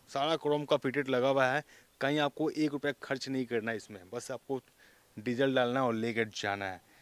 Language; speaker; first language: Hindi; native; Hindi